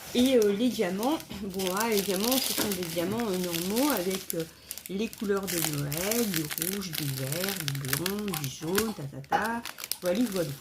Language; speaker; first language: French; native; French